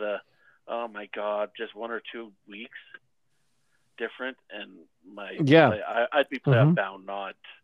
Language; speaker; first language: English; native; English